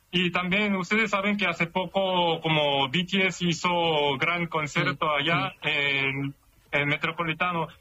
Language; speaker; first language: Spanish; non-native, learner; Korean